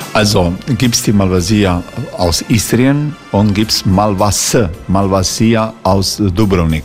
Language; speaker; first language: German; non-native, learner; Croatian